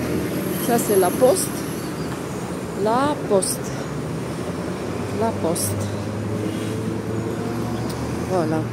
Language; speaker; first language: French; non-native, fluent; Russian